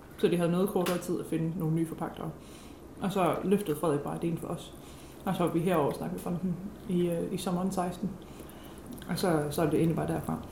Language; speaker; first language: Danish; non-native, fluent; English